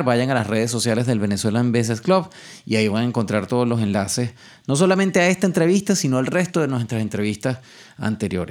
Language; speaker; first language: Spanish; native; Spanish